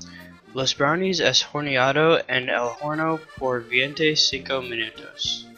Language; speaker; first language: Spanish; non-native, learner; English